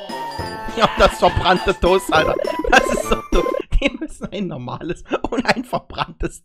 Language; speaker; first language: German; native; German